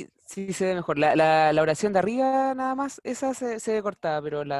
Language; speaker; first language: Spanish; native; Spanish